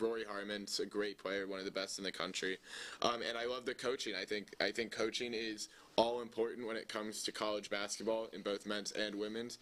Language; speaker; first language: English; native; English